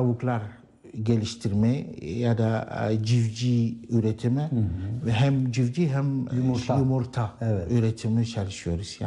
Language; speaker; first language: Turkish; non-native, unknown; Arabic